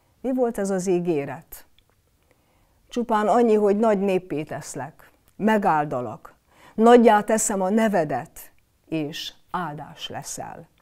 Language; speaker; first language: Hungarian; native; Hungarian